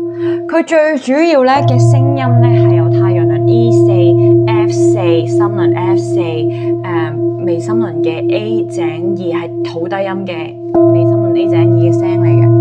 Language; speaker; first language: Cantonese; native; Cantonese